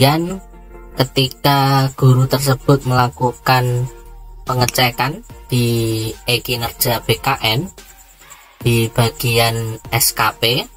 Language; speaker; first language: Indonesian; native; Indonesian